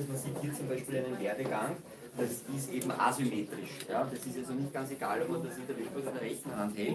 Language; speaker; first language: German; native; German